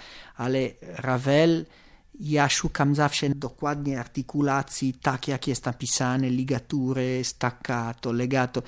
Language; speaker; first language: Polish; non-native, fluent; Italian